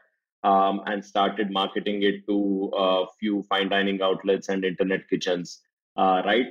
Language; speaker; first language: English; non-native, local second language; Kannada